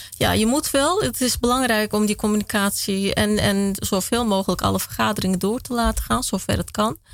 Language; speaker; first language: Dutch; early bilingual, other home language; Kurdish